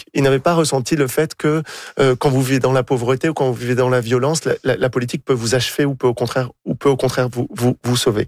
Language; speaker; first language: French; native; French